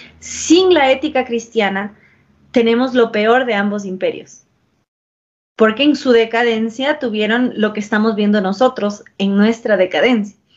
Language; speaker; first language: Spanish; early bilingual, heritage; English